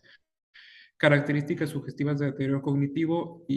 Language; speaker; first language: Spanish; native; Spanish